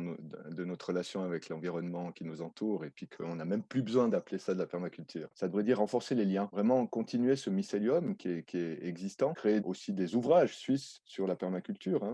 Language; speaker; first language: French; native; French